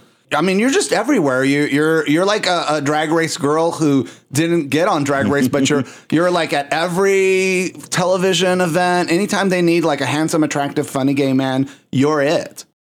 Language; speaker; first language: English; native; English